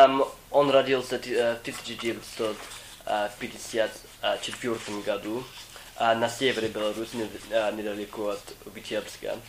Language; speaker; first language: Russian; non-native, fluent; English